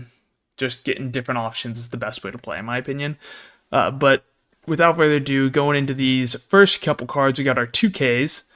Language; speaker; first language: English; native; English